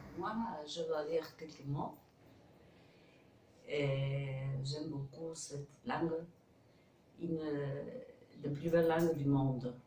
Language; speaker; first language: French; non-native, fluent; Spanish